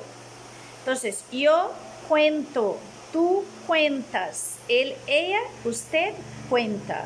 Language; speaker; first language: Spanish; non-native, fluent; Portuguese